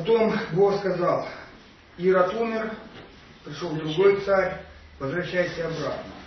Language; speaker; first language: Russian; native; Russian